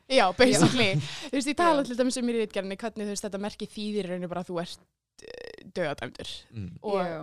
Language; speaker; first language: Icelandic; native; Icelandic